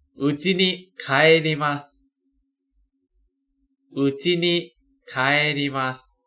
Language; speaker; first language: Japanese; non-native, fluent; Thai